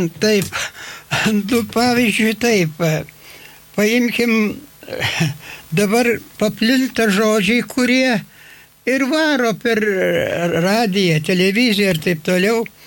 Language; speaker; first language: Lithuanian; native; Lithuanian